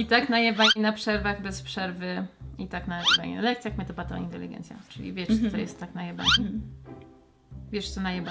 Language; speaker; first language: Polish; early bilingual, heritage; Polish